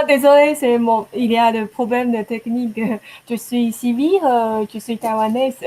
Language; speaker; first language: French; non-native, learner; Chinese